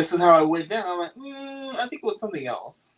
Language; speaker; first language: English; native; English